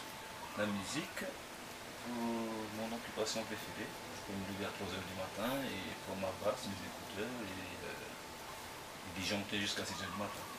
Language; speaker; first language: French; non-native, local second language; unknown